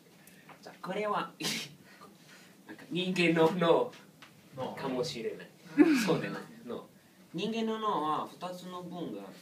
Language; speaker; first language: Japanese; non-native, learner; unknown